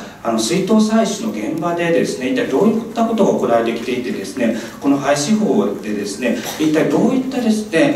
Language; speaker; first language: Japanese; native; Japanese